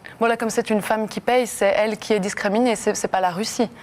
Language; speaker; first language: French; native; French